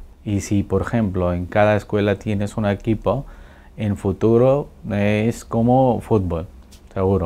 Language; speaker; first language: Spanish; non-native, learner; Urdu